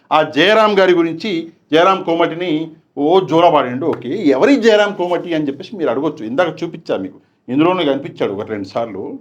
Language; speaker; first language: Telugu; non-native, local second language; Urdu